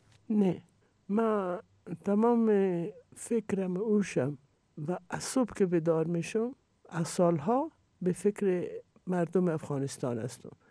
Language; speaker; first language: Persian; non-native, fluent; Italian